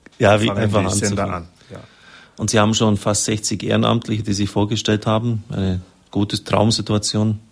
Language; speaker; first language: German; native; German